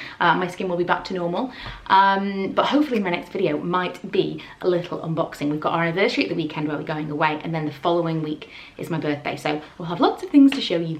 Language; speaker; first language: English; native; English